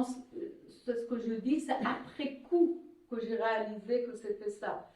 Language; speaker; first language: French; non-native, fluent; Persian